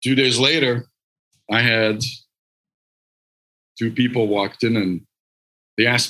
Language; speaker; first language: English; non-native, fluent; Hungarian